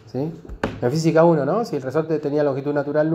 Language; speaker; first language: Spanish; native; Spanish